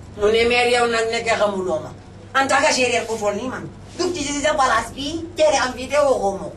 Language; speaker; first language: Wolof; non-native, local second language; Fula